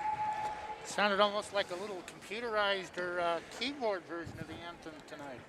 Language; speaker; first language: English; native; English